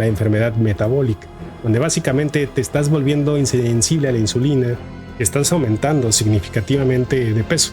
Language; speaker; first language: Spanish; native; Spanish